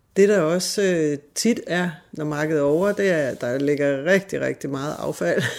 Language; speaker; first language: Danish; native; Danish